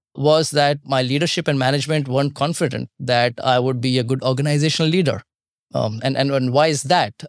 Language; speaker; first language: English; non-native, local second language; Marathi